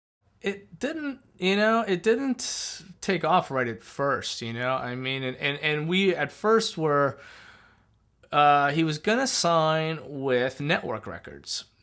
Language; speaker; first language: English; native; English